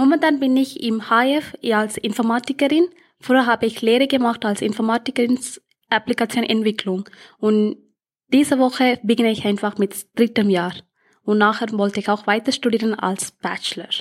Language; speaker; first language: German; early bilingual, other home language; Tamil